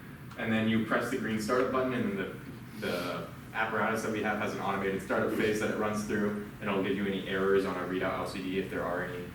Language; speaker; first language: English; native; English